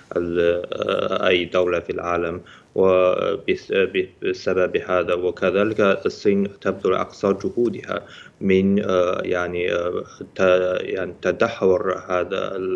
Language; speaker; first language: Arabic; non-native, fluent; Chinese